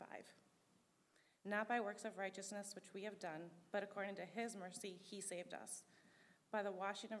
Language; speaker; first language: English; native; English